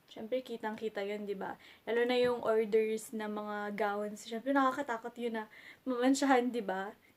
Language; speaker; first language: Filipino; native; Filipino